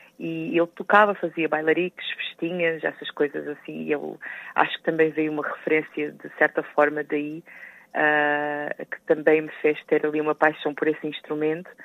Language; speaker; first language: Portuguese; native; Portuguese